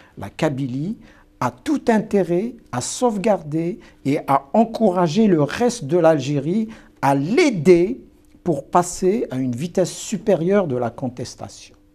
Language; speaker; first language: French; non-native, local second language; Kabyle